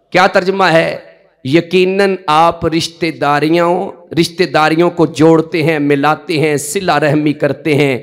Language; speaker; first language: Urdu; non-native, local second language; Punjabi